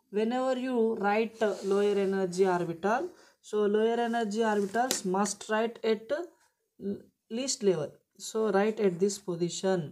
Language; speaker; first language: English; non-native, local second language; Telugu